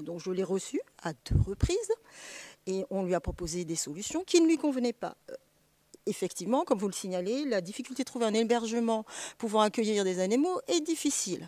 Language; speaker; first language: French; native; French